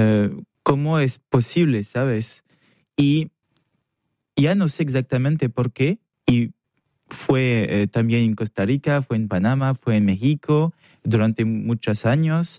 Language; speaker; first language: Spanish; non-native, fluent; French